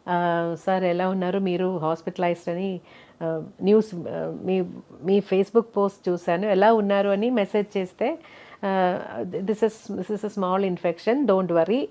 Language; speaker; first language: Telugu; non-native, local second language; Malayalam